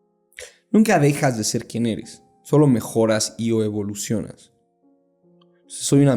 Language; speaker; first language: Spanish; native; Spanish